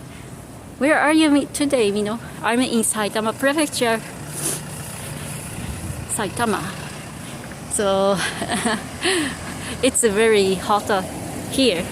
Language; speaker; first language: English; non-native, local second language; Japanese